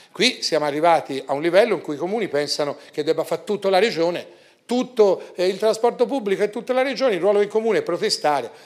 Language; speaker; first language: Italian; native; Italian